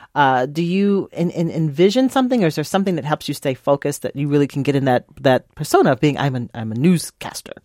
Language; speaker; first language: English; native; English